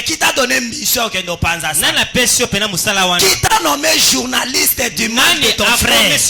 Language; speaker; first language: Haitian Creole; non-native, local second language; Lingala